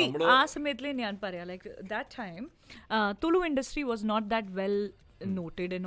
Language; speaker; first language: Malayalam; non-native, local second language; Hindi